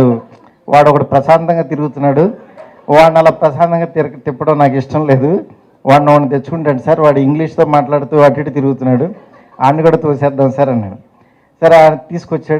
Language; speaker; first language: Telugu; native; Telugu